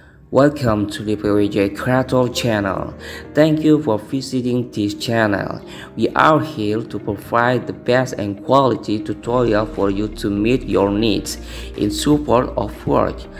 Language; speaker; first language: English; non-native, learner; Indonesian